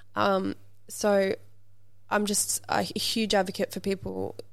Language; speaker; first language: English; native; English